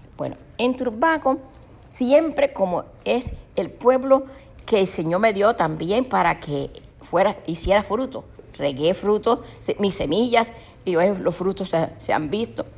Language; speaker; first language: Spanish; native; Spanish